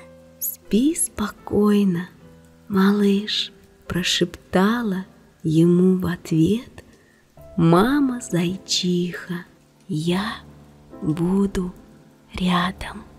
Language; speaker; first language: Russian; native; Russian